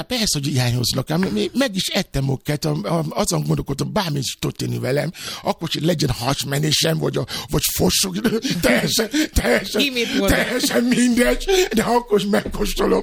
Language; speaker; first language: Hungarian; non-native, fluent; Yoruba